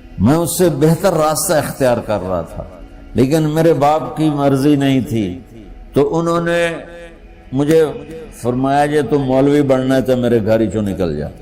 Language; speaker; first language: Urdu; non-native, local second language; Punjabi